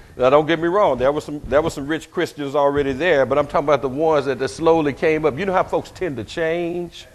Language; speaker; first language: English; native; English